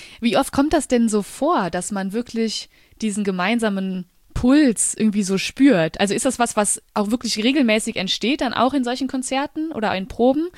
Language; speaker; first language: German; native; German